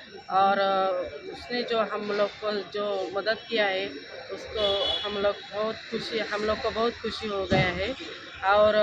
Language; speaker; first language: Hindi; non-native, local second language; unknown